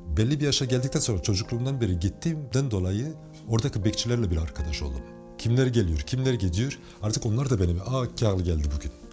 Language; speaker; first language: Turkish; early bilingual, heritage; Turkish